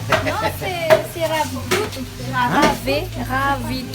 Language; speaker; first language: French; non-native, local second language; Malagasy